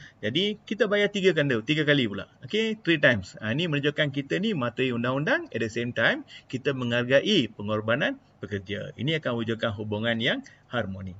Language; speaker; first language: Malay; non-native, local second language; Tamil